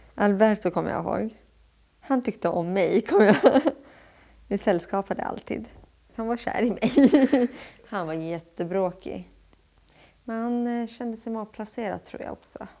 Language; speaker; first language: Swedish; early bilingual, other home language; Arabic